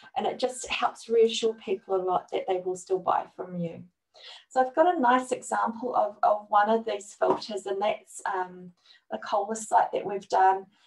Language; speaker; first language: English; native; English